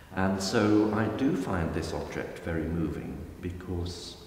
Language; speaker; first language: English; native; English